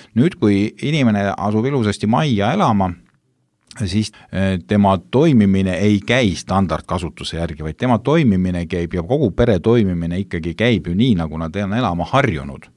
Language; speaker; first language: Estonian; native; Estonian